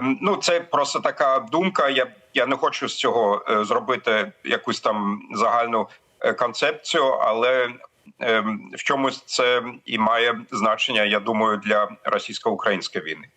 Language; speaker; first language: Ukrainian; non-native, fluent; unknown